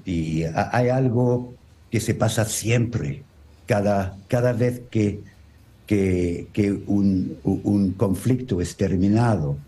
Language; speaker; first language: Spanish; non-native, learner; French